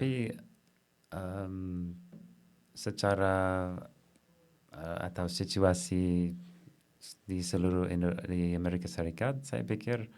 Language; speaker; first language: Indonesian; non-native, fluent; English